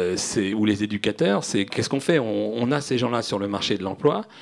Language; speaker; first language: French; native; French